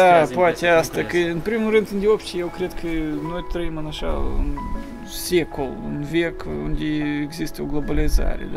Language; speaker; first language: Romanian; non-native, local second language; Russian